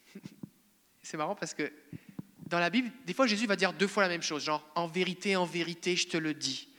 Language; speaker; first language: French; native; French